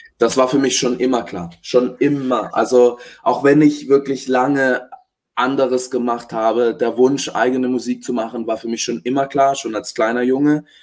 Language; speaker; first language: German; early bilingual, other home language; Italian